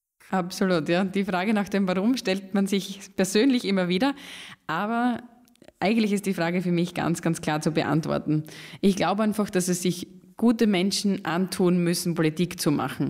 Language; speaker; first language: German; native; German